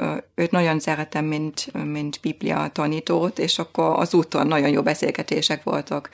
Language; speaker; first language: Hungarian; non-native, fluent; German